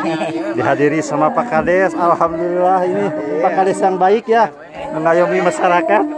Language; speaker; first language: Indonesian; non-native, local second language; Sundanese